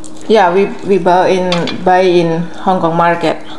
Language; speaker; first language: English; non-native, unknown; Javanese